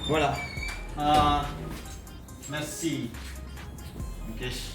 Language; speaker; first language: French; non-native, fluent; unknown